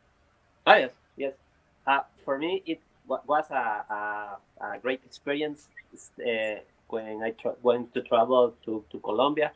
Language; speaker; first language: English; non-native, learner; Spanish